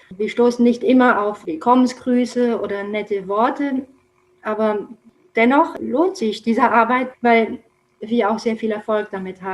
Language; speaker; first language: German; non-native, fluent; Romanian